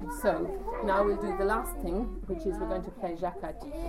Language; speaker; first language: English; native; English